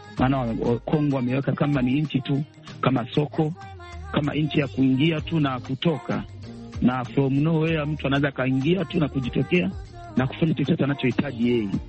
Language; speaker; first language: Swahili; native; Swahili